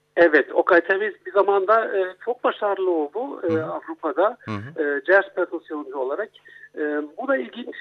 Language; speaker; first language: Turkish; non-native, fluent; German